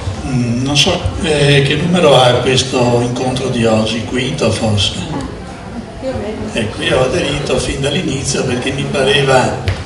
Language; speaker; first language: Italian; native; Italian